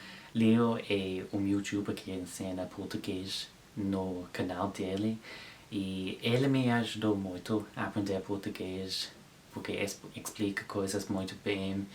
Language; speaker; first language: Portuguese; non-native, learner; English